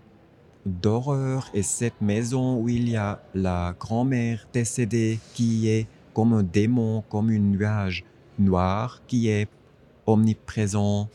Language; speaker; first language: French; non-native, fluent; German